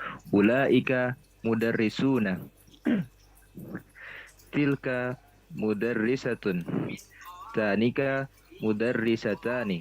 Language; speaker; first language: Arabic; non-native, learner; Indonesian